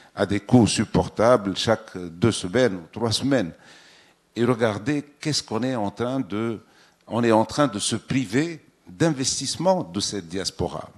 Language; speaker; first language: French; non-native, local second language; Arabic